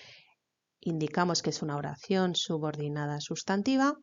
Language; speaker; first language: Spanish; native; Spanish